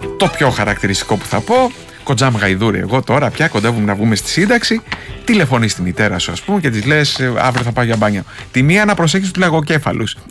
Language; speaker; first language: Greek; native; Greek